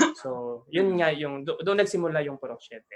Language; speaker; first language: Filipino; native; Filipino